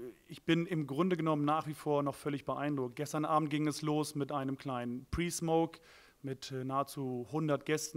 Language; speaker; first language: German; native; German